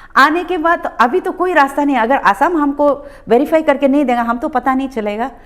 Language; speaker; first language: Hindi; non-native, local second language; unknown